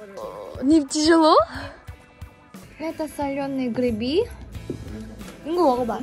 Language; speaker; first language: Russian; non-native, fluent; Korean